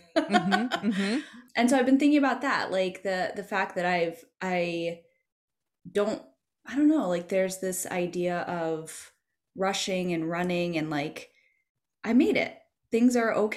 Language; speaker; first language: English; native; English